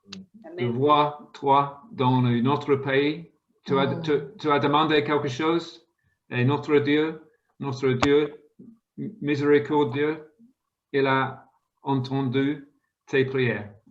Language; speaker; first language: French; non-native, fluent; English